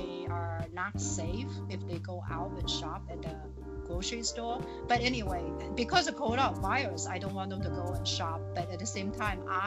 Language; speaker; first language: English; non-native, fluent; Chinese